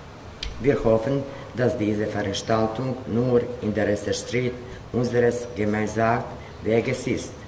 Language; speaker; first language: German; non-native, learner; Croatian